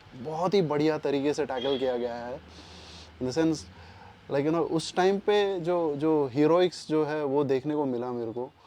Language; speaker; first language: Hindi; non-native, local second language; Malayalam